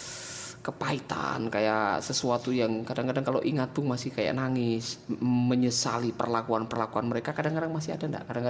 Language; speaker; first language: Indonesian; native; Indonesian